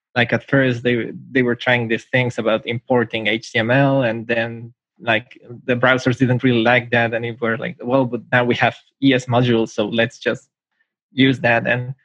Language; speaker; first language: English; non-native, fluent; Spanish